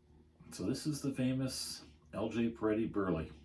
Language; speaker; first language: English; native; English